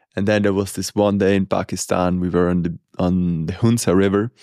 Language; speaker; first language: English; non-native, fluent; Italian